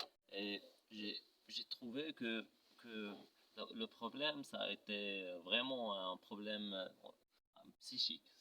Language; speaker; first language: French; non-native, local second language; Arabic